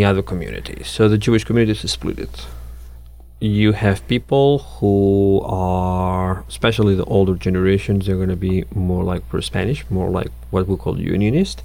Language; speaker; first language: English; non-native, fluent; Catalan